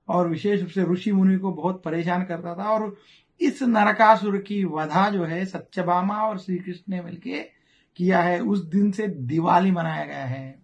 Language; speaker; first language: Hindi; non-native, local second language; Telugu